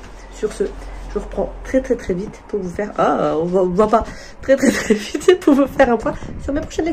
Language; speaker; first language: French; native; French